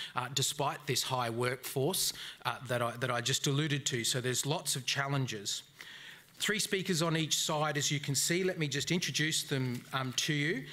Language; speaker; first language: English; native; English